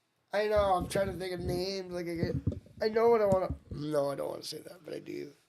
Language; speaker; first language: English; native; English